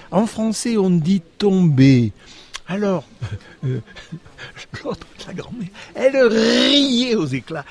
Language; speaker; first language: French; native; French